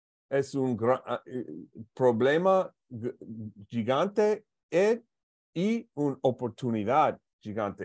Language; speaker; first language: Spanish; non-native, learner; English